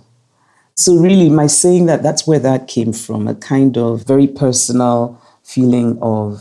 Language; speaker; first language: English; non-native, local second language; Igbo